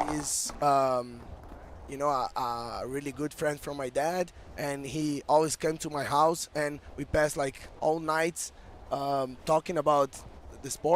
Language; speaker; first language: English; non-native, fluent; Portuguese